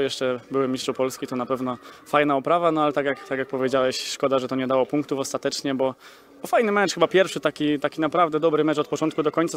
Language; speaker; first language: Polish; native; Polish